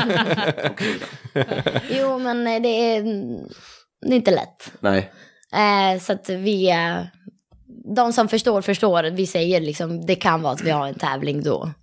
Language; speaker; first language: Swedish; native; Swedish